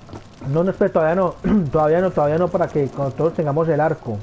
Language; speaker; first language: Spanish; native; Spanish